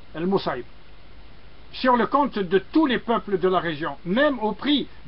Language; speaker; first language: French; non-native, local second language; Arabic